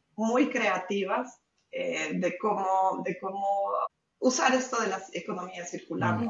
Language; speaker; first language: Spanish; native; Spanish